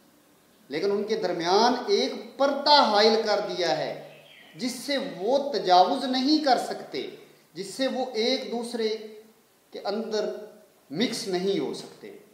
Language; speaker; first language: Urdu; native; Urdu